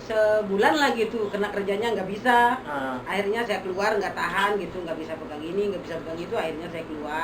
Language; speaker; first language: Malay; non-native, local second language; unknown